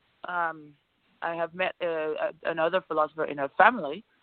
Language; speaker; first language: English; non-native, fluent; Danish